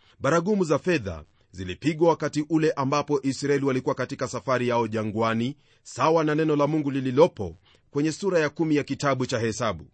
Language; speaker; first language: Swahili; non-native, local second language; Luyia